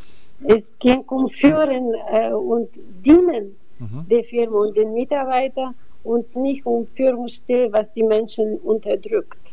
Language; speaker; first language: German; non-native, fluent; Bulgarian